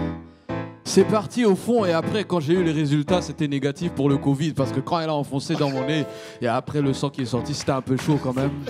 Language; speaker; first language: French; non-native, local second language; Kinyarwanda